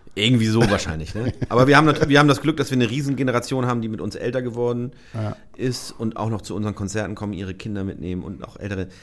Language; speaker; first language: German; native; German